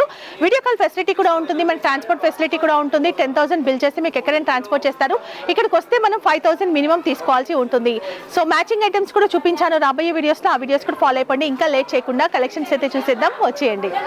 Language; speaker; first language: Telugu; native; Telugu